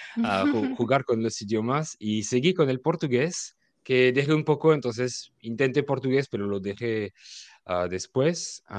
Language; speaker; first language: Spanish; non-native, fluent; French